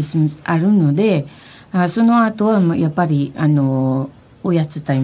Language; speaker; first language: Japanese; non-native, fluent; Filipino